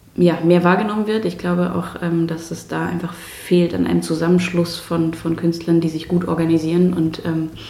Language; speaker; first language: German; native; German